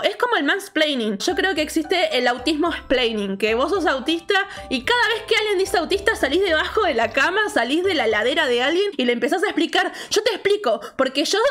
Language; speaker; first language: Spanish; native; Spanish